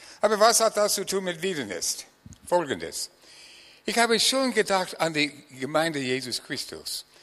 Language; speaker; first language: German; non-native, fluent; English